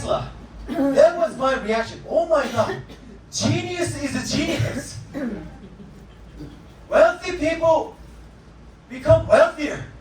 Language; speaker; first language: English; non-native, fluent; Korean